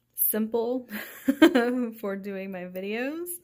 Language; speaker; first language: English; native; English